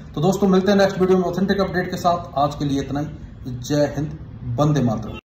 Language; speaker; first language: Hindi; native; Hindi